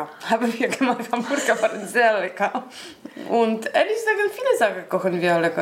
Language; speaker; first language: German; non-native, learner; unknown